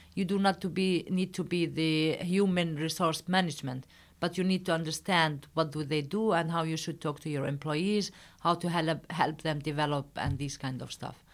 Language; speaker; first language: English; non-native, fluent; Arabic